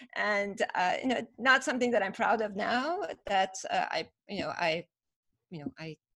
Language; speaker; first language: English; early bilingual, other home language; Persian